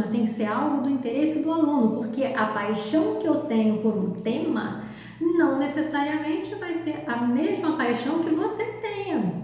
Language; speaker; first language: Portuguese; native; Portuguese